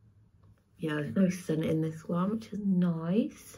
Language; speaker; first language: English; native; English